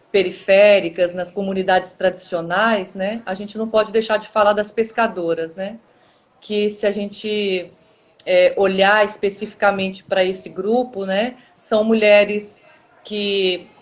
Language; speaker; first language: Portuguese; native; Portuguese